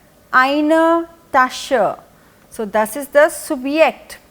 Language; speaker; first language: German; non-native, fluent; Hindi